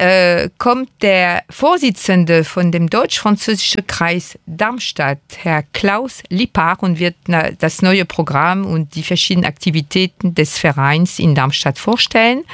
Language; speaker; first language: German; non-native, fluent; French